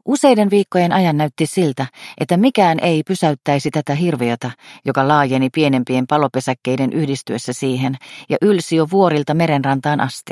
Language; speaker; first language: Finnish; native; Finnish